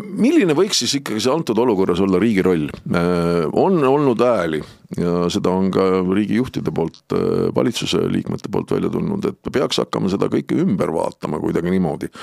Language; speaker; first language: Estonian; native; Estonian